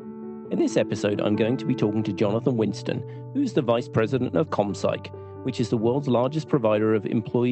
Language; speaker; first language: English; native; English